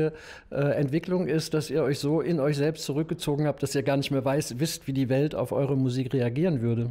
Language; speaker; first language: German; native; German